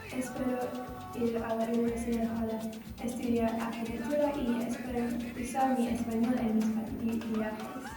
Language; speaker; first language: Spanish; non-native, learner; English